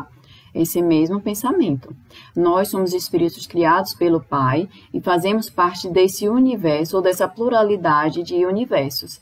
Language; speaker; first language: Portuguese; native; Portuguese